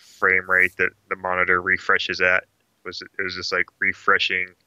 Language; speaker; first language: English; native; English